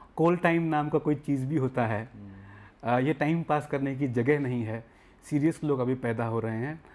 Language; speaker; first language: Hindi; non-native, local second language; Nyishi